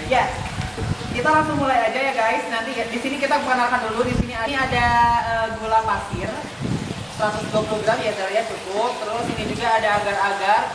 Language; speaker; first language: Indonesian; native; Indonesian